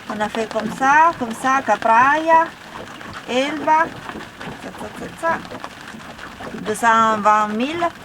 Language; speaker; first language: French; non-native, learner; Italian